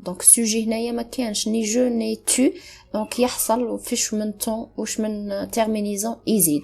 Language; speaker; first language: Arabic; native; Arabic